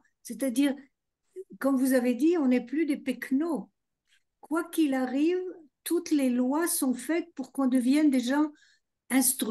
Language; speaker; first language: French; native; French